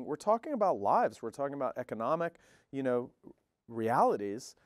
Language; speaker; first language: English; native; English